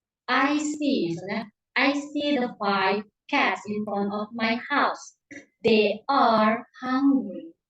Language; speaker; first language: English; non-native, learner; Indonesian